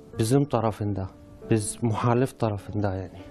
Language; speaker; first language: Turkish; non-native, learner; Arabic